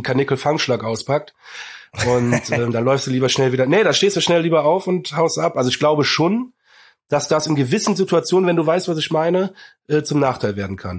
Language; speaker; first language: German; native; German